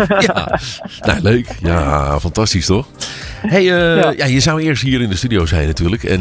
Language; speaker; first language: Dutch; native; Dutch